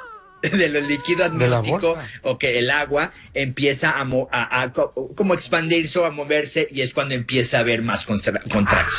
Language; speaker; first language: Spanish; native; Spanish